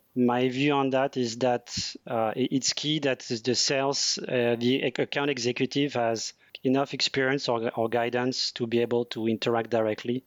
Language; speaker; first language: English; non-native, fluent; French